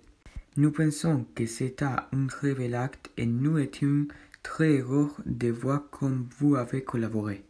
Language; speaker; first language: French; non-native, learner; Spanish